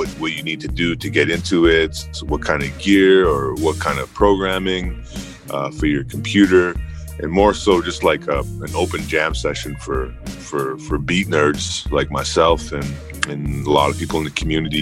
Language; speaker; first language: English; native; English